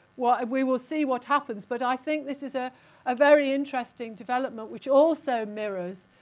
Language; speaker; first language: English; native; English